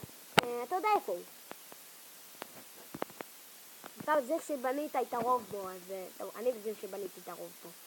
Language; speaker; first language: Hebrew; native; Hebrew